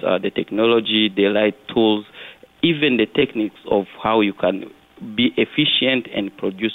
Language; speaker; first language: English; non-native, local second language; Kinyarwanda